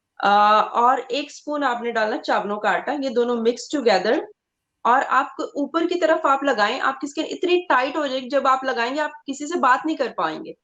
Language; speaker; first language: Hindi; non-native, local second language; Punjabi